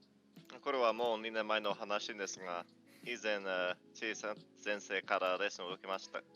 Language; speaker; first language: Japanese; non-native, fluent; English